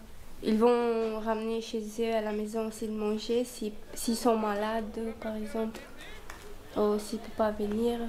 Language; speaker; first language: French; early bilingual, other home language; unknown